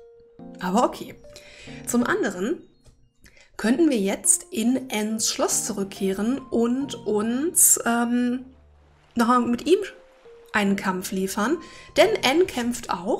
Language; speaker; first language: German; native; German